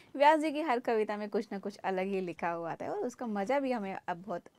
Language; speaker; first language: Hindi; native; Hindi